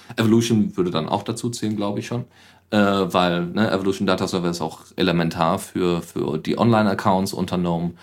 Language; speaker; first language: German; native; German